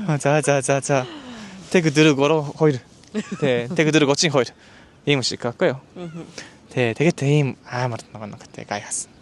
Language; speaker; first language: Mongolian; non-native, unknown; Japanese